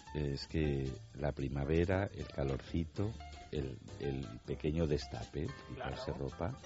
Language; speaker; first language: Spanish; native; Spanish